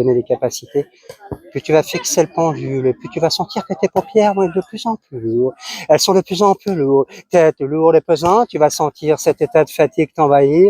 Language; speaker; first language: French; native; French